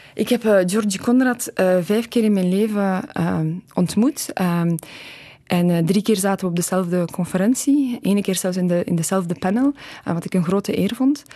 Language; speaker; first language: Dutch; early bilingual, other home language; Polish